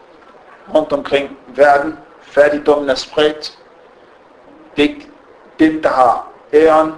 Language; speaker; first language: Danish; non-native, fluent; Arabic